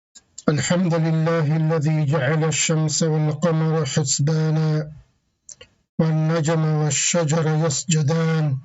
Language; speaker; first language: Arabic; non-native, fluent; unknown